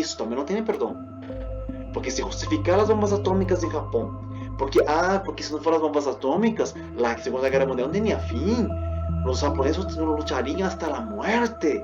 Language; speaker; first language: Portuguese; non-native, fluent; Spanish